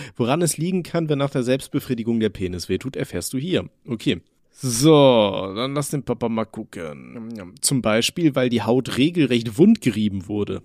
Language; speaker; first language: German; native; German